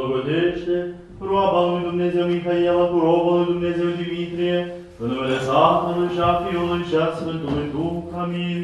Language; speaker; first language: Romanian; native; Romanian